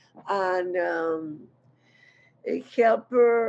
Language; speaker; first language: English; non-native, learner; Spanish